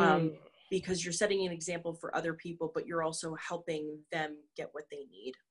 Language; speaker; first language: English; native; English